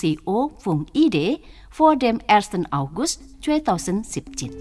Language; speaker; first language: German; non-native, learner; Indonesian